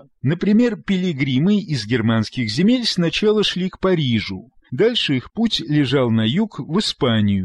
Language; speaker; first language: Russian; native; Russian